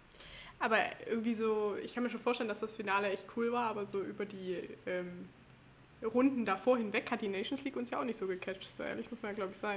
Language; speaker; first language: German; native; German